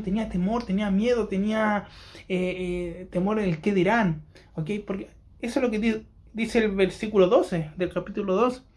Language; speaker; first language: Spanish; native; Spanish